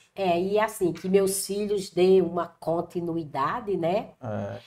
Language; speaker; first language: Portuguese; native; Portuguese